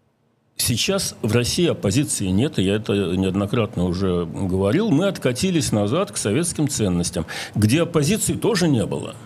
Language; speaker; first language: Russian; native; Russian